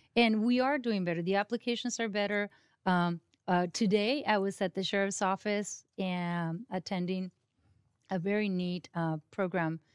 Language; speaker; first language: English; non-native, fluent; Spanish